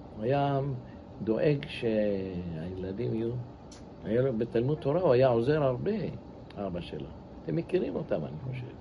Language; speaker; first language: Hebrew; native; Hebrew